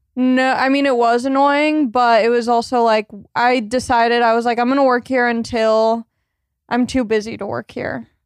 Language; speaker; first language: English; native; English